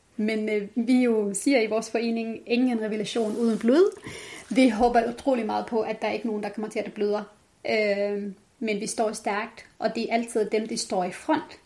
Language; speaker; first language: Danish; non-native, fluent; Arabic